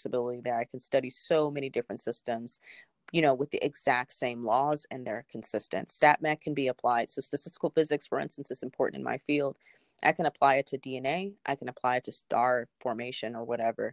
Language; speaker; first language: English; native; English